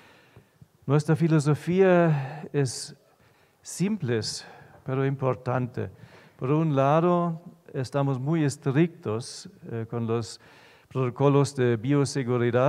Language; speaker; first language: Spanish; non-native, fluent; German